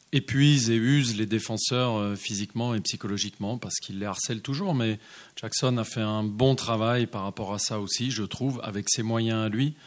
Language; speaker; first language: French; native; French